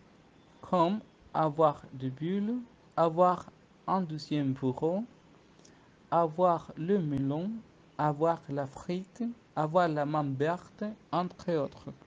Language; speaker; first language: French; non-native, fluent; Spanish